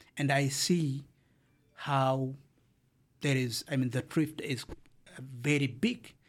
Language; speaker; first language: English; non-native, fluent; Amharic